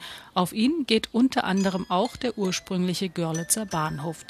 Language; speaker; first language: German; native; German